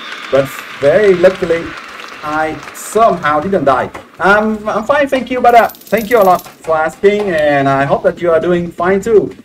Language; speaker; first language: English; non-native, fluent; French